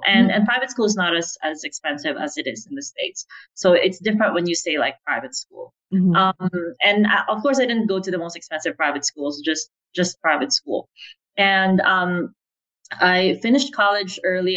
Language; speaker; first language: English; non-native, local second language; Filipino